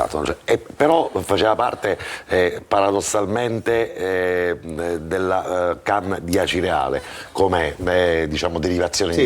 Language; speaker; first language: Italian; native; Italian